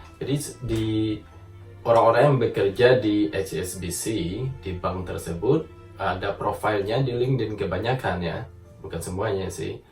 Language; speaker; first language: Indonesian; native; Indonesian